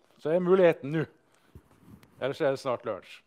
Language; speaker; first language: Norwegian; native; Norwegian